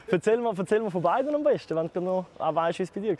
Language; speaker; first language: German; native; German